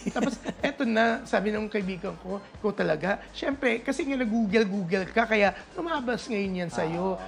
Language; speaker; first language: Filipino; native; Filipino